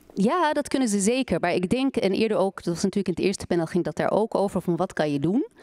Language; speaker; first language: Dutch; native; Dutch